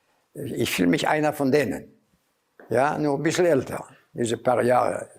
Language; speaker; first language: German; non-native, fluent; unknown